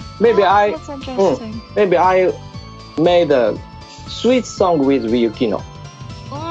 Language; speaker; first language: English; non-native, learner; Japanese